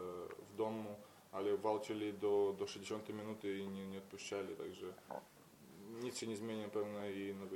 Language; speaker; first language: Polish; non-native, fluent; Belarusian